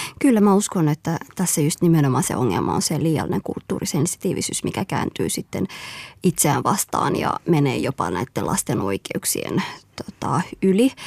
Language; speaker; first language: Finnish; early bilingual, other home language; Somali